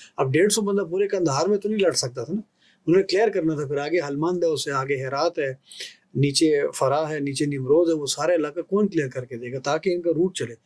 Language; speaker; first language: Urdu; non-native, local second language; Pashto